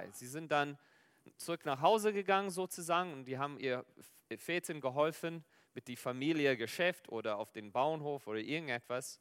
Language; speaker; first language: German; non-native, fluent; Afrikaans